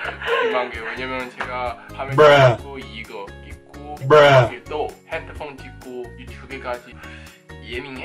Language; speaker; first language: Korean; early bilingual, heritage; English